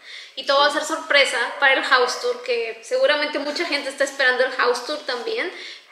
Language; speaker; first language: Spanish; native; Spanish